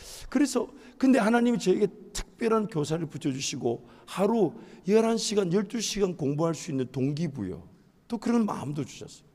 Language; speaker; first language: Korean; native; Korean